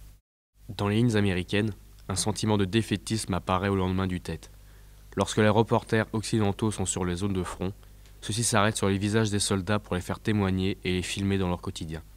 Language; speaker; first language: French; native; French